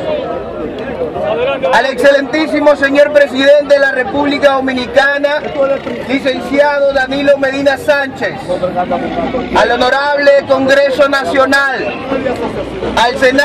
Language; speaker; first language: Spanish; native; Spanish